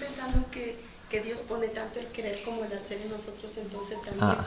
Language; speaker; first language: Spanish; native; Spanish